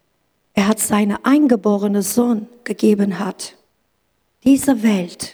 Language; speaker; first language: German; non-native, learner; Kurdish